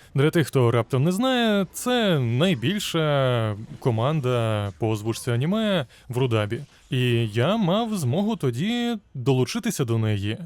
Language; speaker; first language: Ukrainian; non-native, local second language; Russian